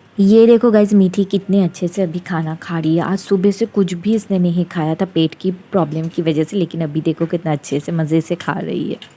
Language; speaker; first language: Hindi; non-native, local second language; Bangla